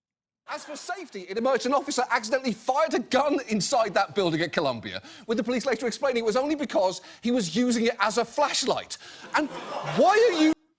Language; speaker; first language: English; native; English